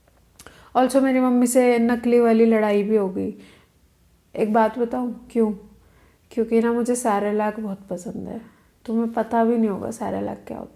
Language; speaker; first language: Hindi; native; Hindi